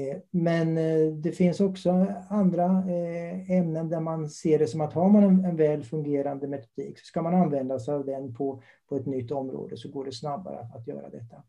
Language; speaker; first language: Swedish; native; Swedish